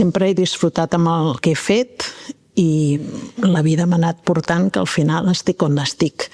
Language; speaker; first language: Catalan; native; Catalan